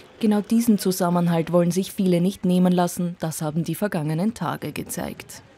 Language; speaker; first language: German; native; German